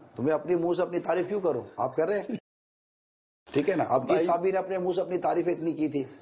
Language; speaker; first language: Urdu; native; Urdu